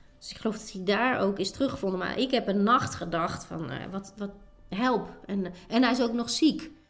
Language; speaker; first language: Dutch; native; Dutch